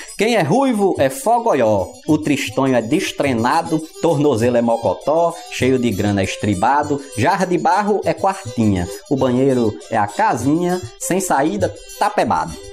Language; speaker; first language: Portuguese; native; Portuguese